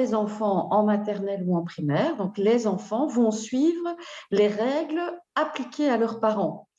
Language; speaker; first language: French; native; French